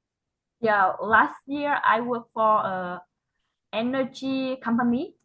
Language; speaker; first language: English; non-native, learner; Vietnamese